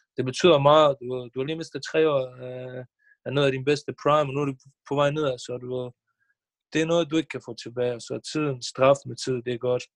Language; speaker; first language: Danish; early bilingual, other home language; Bosnian